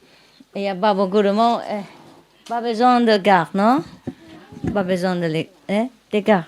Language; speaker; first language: French; non-native, learner; Vietnamese